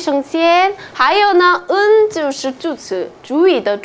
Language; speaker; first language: Chinese; non-native, fluent; Korean